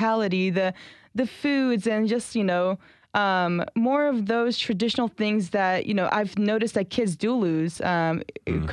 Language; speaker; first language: English; early bilingual, other home language; Kurdish